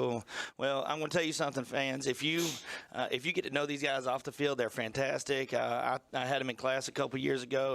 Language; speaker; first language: English; native; English